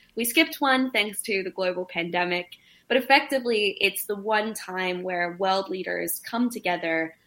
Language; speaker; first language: English; native; English